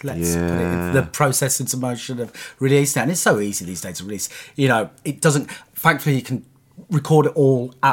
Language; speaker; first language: English; native; English